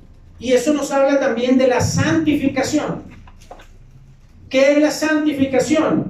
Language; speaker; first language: Spanish; native; Spanish